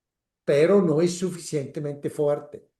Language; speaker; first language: Spanish; non-native, fluent; German